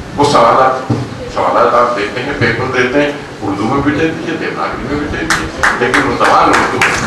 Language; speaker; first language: Urdu; native; Urdu